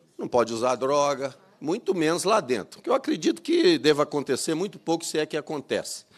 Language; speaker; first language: Portuguese; native; Portuguese